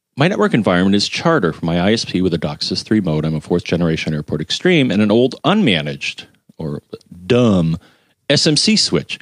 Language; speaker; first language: English; native; English